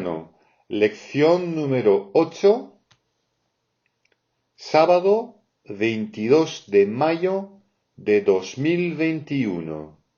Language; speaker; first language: Spanish; non-native, fluent; French